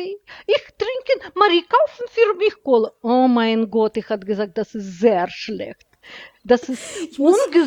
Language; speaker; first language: German; non-native, learner; Russian